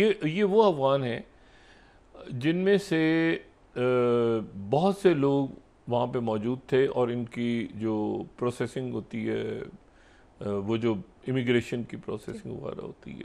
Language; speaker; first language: Urdu; native; Urdu